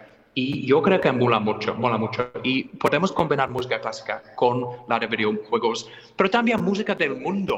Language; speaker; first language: Spanish; non-native, fluent; English